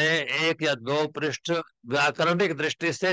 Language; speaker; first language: Hindi; native; Hindi